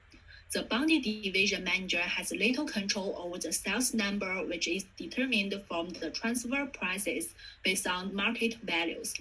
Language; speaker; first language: English; non-native, fluent; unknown